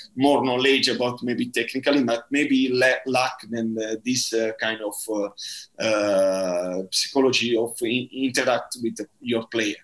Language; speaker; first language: English; non-native, learner; Italian